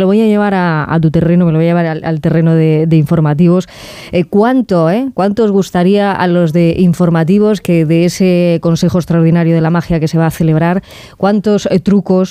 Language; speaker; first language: Spanish; native; Spanish